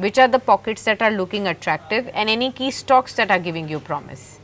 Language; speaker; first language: English; non-native, local second language; Hindi